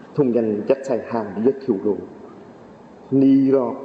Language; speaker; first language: Cantonese; non-native, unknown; Vietnamese